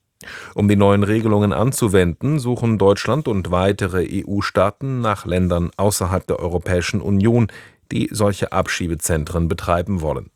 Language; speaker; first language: German; native; German